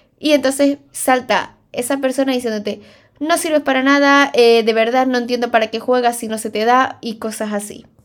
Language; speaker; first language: Spanish; early bilingual, other home language; Chinese